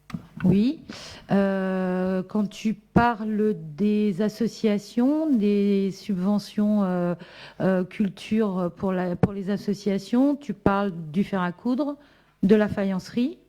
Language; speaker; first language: French; native; French